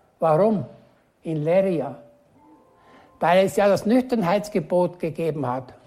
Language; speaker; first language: German; native; German